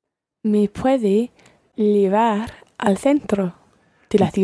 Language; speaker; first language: Spanish; non-native, learner; English